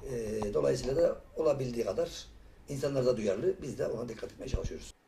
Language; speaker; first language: Turkish; native; Turkish